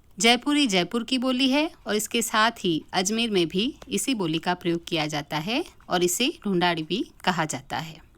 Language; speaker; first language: Hindi; native; Hindi